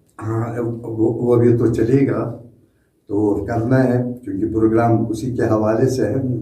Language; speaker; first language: Urdu; non-native, local second language; Kashmiri